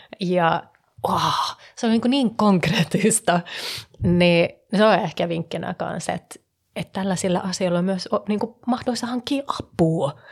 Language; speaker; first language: Finnish; early bilingual, heritage; Finnish